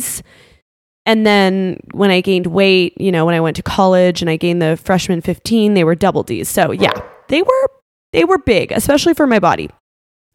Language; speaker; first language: English; native; English